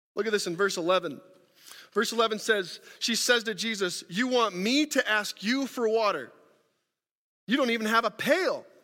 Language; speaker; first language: English; native; English